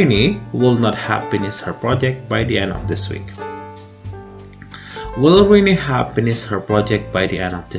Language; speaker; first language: English; non-native, fluent; Indonesian